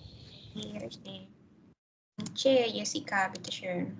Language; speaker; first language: German; non-native, fluent; Indonesian